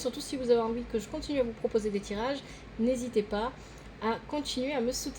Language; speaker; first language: French; native; French